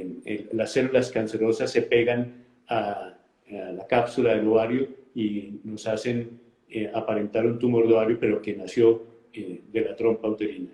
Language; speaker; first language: Spanish; native; Spanish